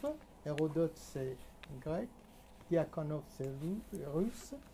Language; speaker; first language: French; non-native, fluent; Persian